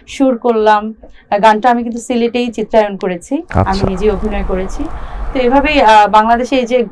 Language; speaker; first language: Bangla; native; Bangla